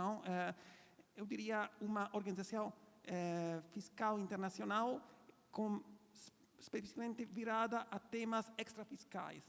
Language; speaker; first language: Portuguese; non-native, fluent; Italian